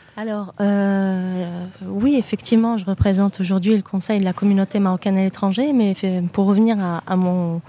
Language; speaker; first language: French; native; French